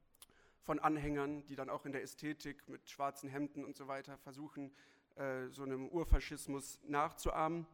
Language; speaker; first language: German; native; German